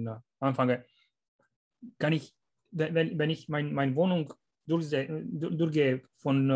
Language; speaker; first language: German; non-native, fluent; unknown